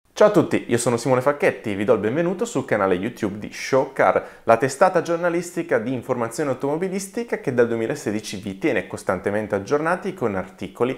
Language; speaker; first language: Italian; native; Italian